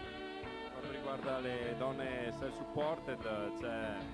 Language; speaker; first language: Italian; native; Italian